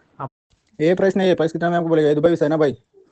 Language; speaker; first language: Hindi; non-native, learner; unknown